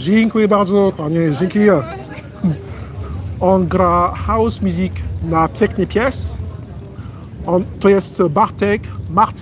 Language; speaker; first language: Polish; non-native, learner; French